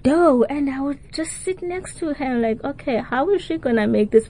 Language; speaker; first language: English; non-native, local second language; Xhosa